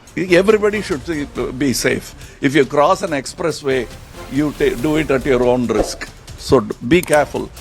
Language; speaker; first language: English; non-native, local second language; Tamil